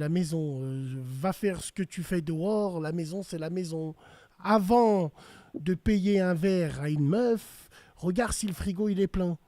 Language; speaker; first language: French; native; French